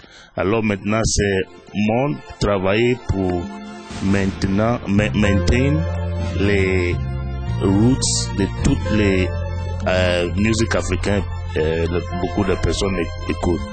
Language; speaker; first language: French; non-native, learner; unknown